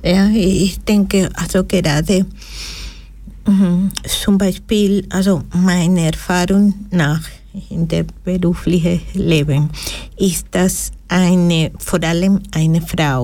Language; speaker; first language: German; non-native, fluent; Spanish